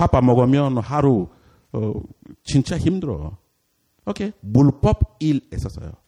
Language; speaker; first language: Korean; non-native, learner; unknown